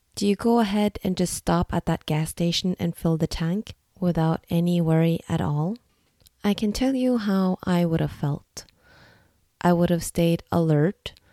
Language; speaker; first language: English; non-native, fluent; Norwegian